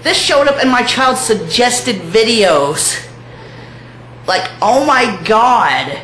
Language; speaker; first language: English; native; English